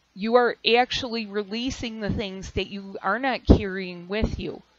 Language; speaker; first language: English; native; English